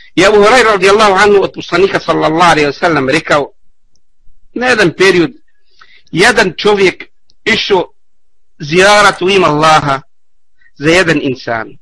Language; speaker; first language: Bosnian; non-native, learner; Arabic